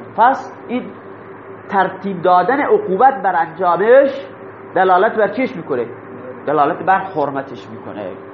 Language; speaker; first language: Persian; non-native, local second language; Baluchi